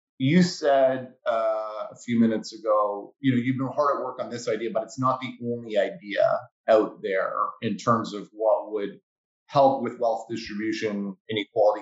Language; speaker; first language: English; native; English